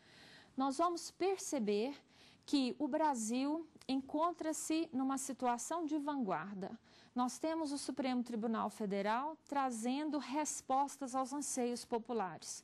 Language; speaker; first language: Portuguese; native; Portuguese